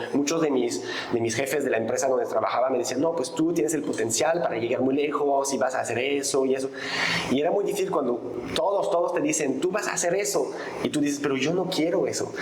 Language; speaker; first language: Spanish; non-native, fluent; French